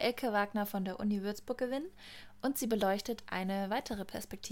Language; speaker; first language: German; native; German